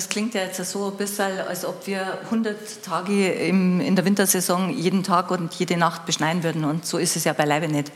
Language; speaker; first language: German; native; German